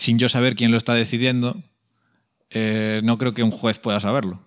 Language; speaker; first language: Spanish; native; Spanish